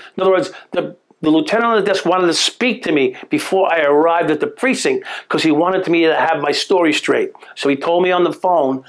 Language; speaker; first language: English; native; English